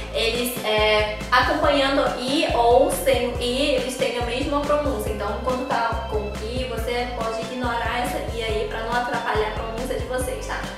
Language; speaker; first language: Portuguese; non-native, fluent; Chinese